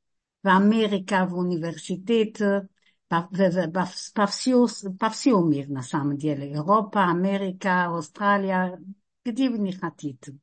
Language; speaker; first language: Russian; non-native, fluent; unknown